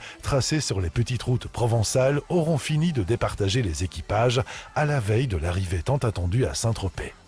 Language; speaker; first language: French; native; French